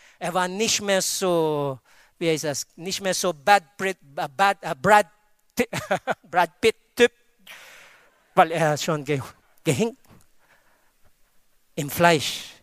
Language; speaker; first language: German; non-native, fluent; Filipino